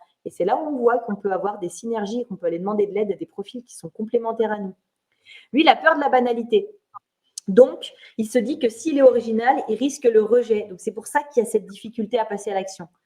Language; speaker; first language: French; native; French